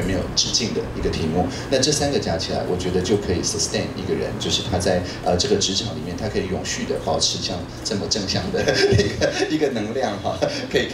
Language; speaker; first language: Chinese; native; Chinese